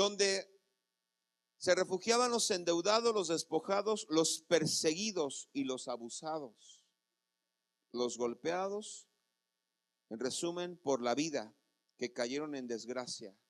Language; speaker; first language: Spanish; native; Spanish